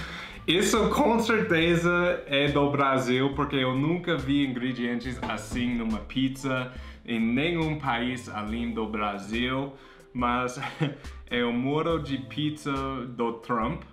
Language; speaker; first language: Portuguese; non-native, fluent; English